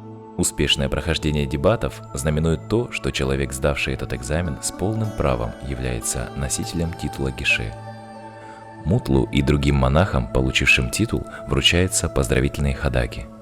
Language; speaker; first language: Russian; native; Russian